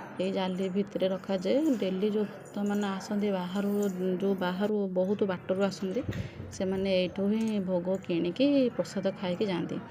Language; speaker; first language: Odia; native; Odia